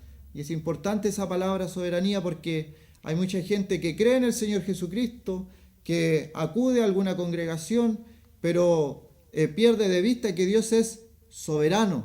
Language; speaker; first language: Spanish; native; Spanish